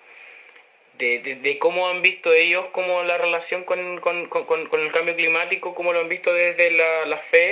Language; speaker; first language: Spanish; native; Spanish